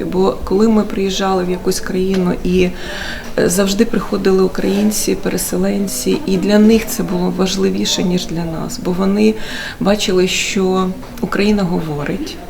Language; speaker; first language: Ukrainian; native; Ukrainian